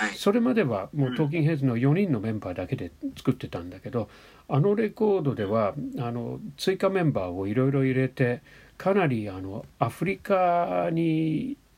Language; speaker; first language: Japanese; non-native, fluent; English